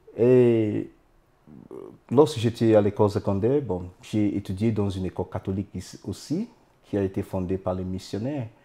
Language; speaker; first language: French; non-native, fluent; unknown